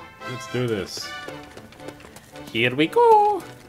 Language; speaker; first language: English; non-native, fluent; German